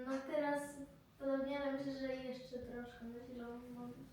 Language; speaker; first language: Polish; early bilingual, other home language; Russian